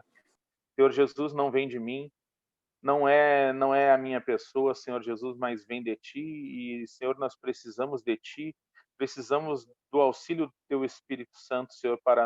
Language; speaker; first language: Portuguese; native; Portuguese